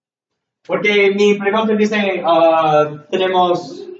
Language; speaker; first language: Spanish; non-native, learner; English